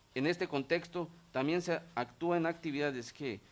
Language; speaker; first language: Spanish; non-native, local second language; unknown